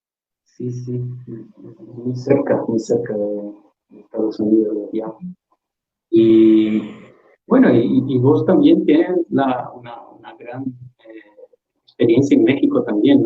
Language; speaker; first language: Spanish; non-native, learner; Portuguese